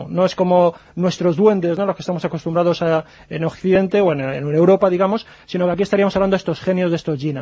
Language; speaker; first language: Spanish; native; Spanish